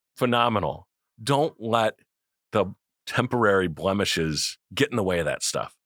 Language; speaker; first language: English; native; English